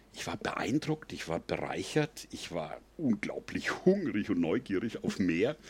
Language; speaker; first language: German; native; German